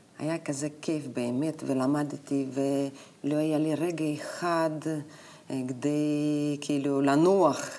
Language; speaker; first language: Hebrew; non-native, fluent; Russian